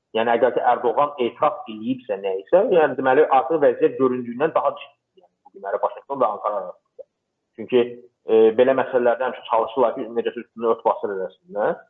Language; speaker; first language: Azerbaijani; non-native, local second language; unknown